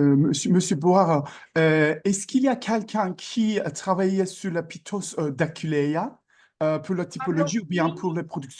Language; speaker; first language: French; non-native, learner; Turkish